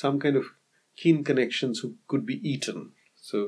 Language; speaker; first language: English; non-native, local second language; Bangla